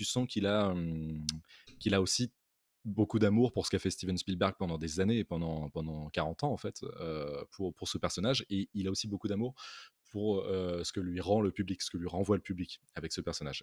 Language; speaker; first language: French; native; French